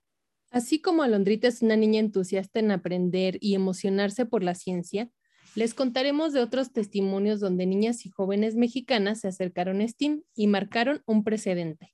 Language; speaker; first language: Spanish; native; Spanish